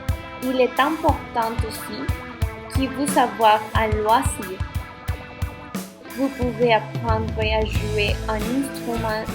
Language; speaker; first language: French; non-native, learner; Spanish